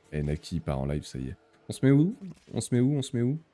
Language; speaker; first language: French; native; French